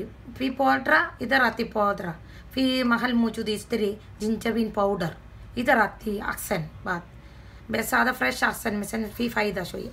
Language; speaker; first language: Arabic; non-native, learner; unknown